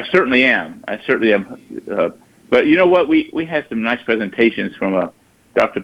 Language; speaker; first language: English; native; English